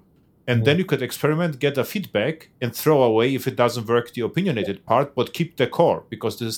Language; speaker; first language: English; non-native, fluent; German